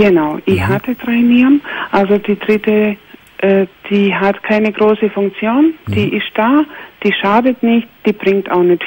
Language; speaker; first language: German; non-native, fluent; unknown